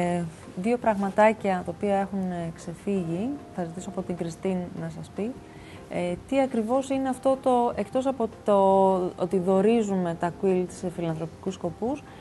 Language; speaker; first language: Greek; native; Greek